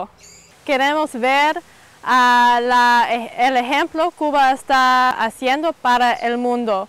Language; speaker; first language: Spanish; non-native, learner; English